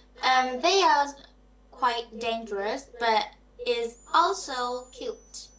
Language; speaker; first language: English; non-native, learner; Vietnamese